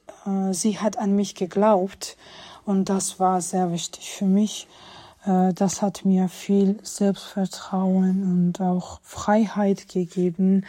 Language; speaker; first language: German; non-native, fluent; Georgian